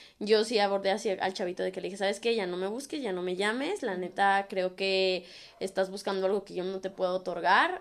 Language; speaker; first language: Spanish; native; Spanish